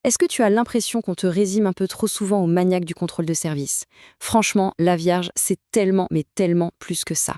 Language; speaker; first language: French; native; French